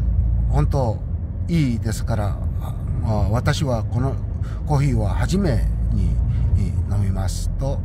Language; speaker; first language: Japanese; non-native, learner; Korean